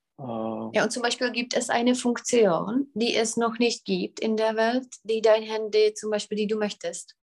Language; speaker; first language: German; non-native, fluent; Czech